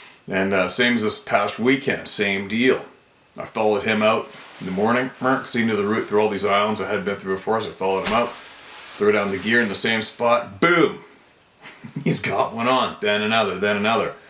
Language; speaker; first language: English; native; English